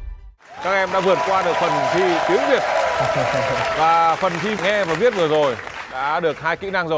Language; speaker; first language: Vietnamese; native; Vietnamese